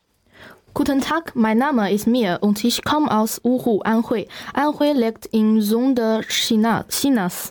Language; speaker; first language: German; non-native, learner; Chinese